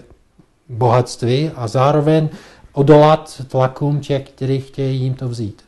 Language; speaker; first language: Czech; non-native, fluent; English